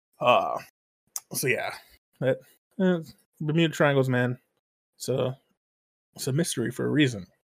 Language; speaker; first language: English; native; English